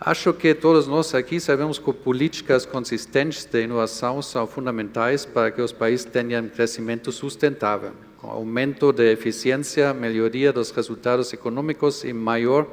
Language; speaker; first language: Portuguese; non-native, fluent; German